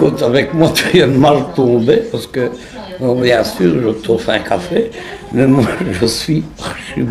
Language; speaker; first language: French; native; French